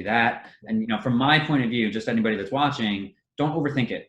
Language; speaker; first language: English; native; English